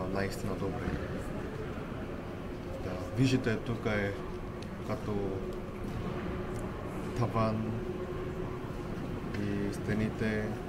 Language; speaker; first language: Bulgarian; non-native, learner; Korean